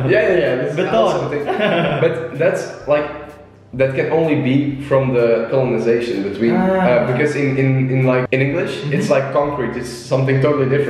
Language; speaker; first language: English; non-native, fluent; Dutch